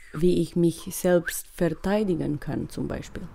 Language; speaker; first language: German; non-native, fluent; Romanian